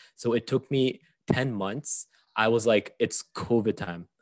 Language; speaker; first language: English; early bilingual, other home language; Arabic